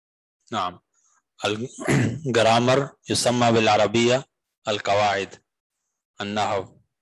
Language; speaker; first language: Arabic; non-native, fluent; Urdu